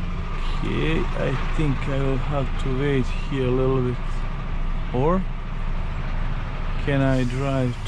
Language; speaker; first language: English; non-native, learner; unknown